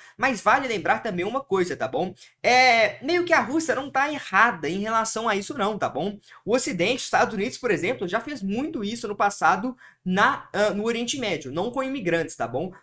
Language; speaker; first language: Portuguese; early bilingual, heritage; Portuguese